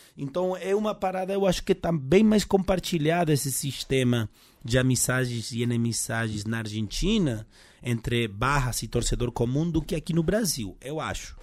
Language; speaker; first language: Portuguese; non-native, fluent; Spanish